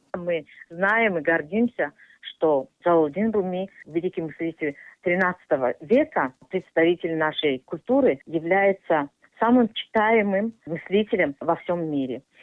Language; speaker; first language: Russian; non-native, local second language; Tajik